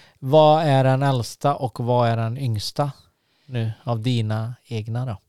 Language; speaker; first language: Swedish; native; Swedish